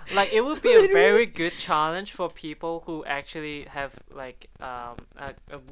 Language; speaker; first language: English; non-native, local second language; Chinese